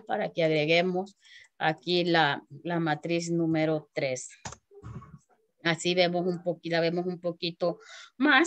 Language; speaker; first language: Spanish; native; Spanish